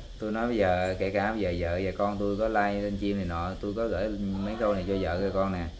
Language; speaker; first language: Vietnamese; non-native, local second language; Khmer